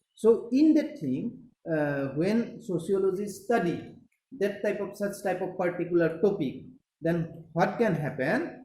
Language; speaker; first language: English; non-native, local second language; Assamese